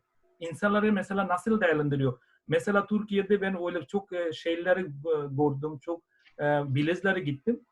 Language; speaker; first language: Turkish; non-native, fluent; Bangla